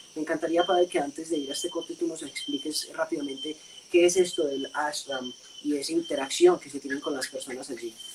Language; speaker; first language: Spanish; native; Spanish